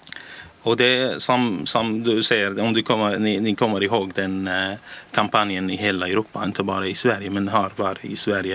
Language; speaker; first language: Swedish; non-native, learner; Arabic